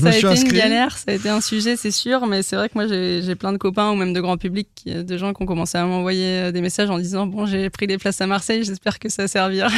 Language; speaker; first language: French; native; French